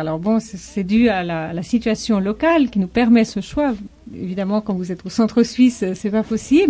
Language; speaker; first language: French; native; French